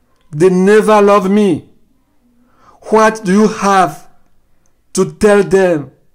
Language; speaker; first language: English; non-native, fluent; Ewe